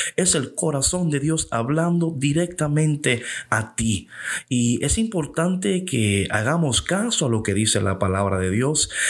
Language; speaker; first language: Spanish; early bilingual, heritage; English